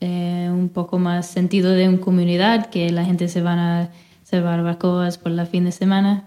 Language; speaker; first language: Spanish; non-native, fluent; English